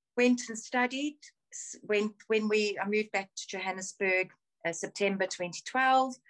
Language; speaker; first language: English; native; English